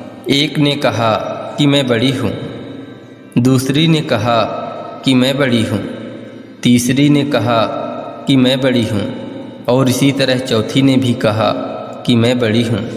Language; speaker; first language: Hindi; native; Hindi